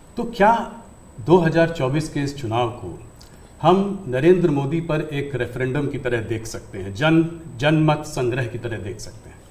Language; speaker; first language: Hindi; native; Hindi